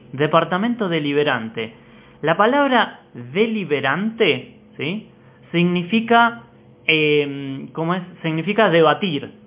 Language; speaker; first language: Spanish; native; Spanish